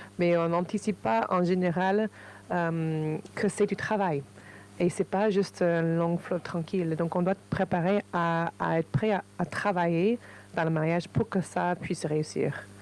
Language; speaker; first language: French; non-native, fluent; English